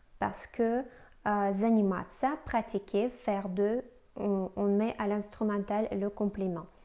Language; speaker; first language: French; non-native, fluent; Russian